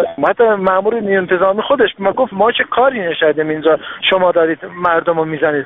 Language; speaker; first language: Persian; non-native, local second language; Azerbaijani